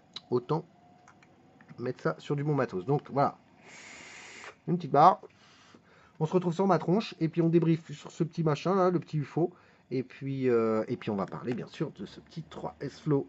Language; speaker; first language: French; native; French